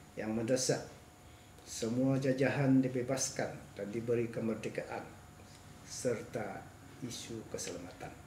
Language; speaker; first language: Malay; non-native, local second language; Central Dusun